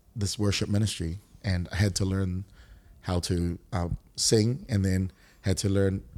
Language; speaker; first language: English; native; English